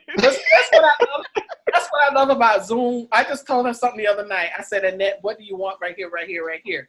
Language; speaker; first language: English; native; English